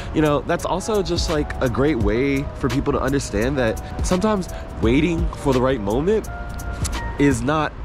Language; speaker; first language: English; native; English